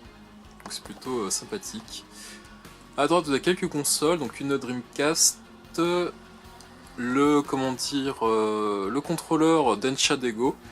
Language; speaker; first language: French; native; French